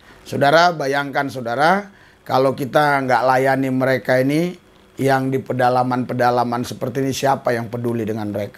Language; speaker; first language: Indonesian; native; Indonesian